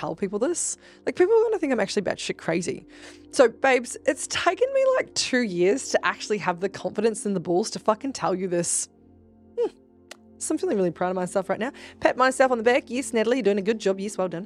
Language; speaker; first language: English; native; English